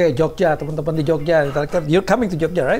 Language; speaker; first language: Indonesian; native; Indonesian